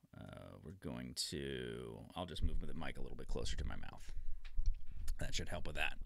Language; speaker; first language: English; native; English